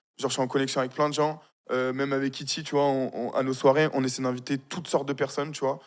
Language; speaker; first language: French; early bilingual, other home language; Arabic